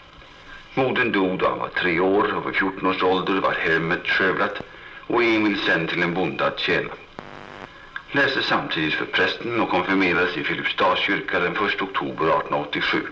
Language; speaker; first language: Swedish; native; Swedish